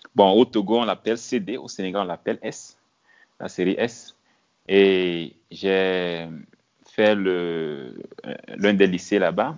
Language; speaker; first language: French; non-native, local second language; Ewe